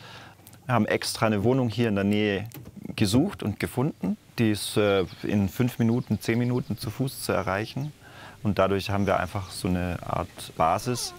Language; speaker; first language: German; native; German